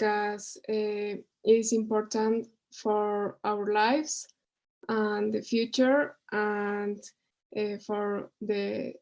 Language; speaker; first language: English; non-native, learner; Spanish